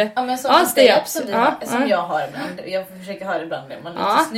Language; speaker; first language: Swedish; native; Swedish